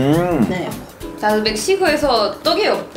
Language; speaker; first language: Korean; non-native, learner; Spanish